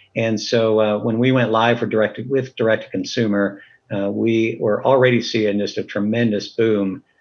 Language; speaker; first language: English; native; English